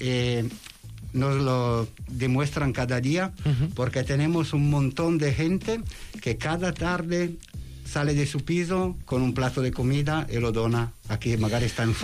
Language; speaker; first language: Spanish; non-native, fluent; Italian